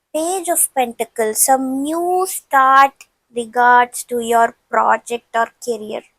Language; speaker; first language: English; non-native, local second language; Tamil